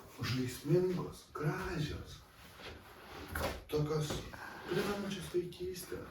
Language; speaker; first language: Lithuanian; native; Lithuanian